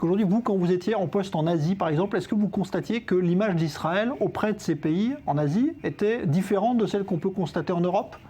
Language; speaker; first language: French; native; French